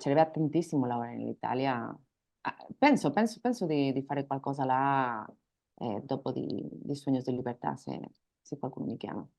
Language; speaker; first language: Italian; non-native, learner; Spanish